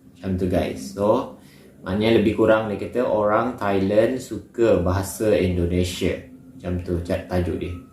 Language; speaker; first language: Malay; native; Malay